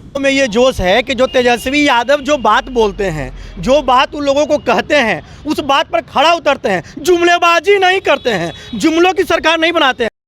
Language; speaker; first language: Hindi; native; Hindi